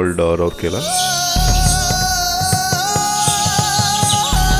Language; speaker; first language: English; non-native, local second language; Odia